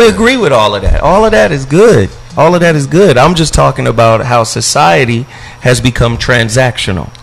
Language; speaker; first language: English; native; English